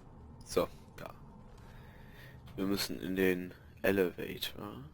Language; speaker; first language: German; native; German